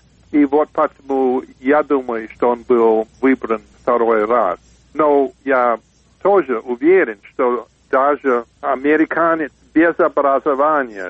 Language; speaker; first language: Russian; non-native, fluent; English